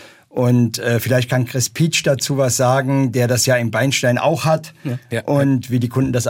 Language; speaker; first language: German; native; German